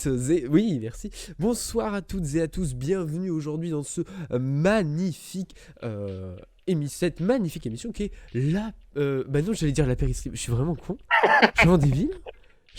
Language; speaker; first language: French; native; French